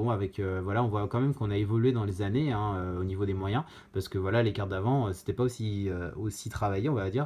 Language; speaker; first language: French; native; French